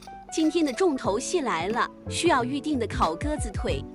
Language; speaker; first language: Chinese; native; Chinese